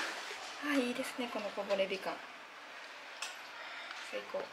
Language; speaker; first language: Japanese; native; Japanese